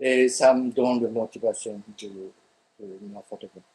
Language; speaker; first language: French; non-native, fluent; Japanese